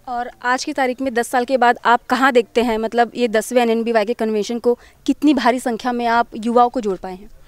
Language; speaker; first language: Hindi; non-native, local second language; Marathi